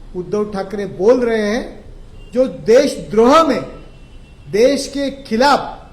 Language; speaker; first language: Hindi; non-native, local second language; Marathi